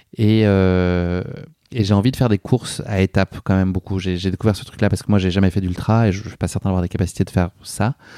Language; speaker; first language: French; native; French